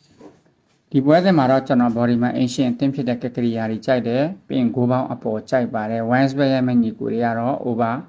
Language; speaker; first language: Burmese; native; Burmese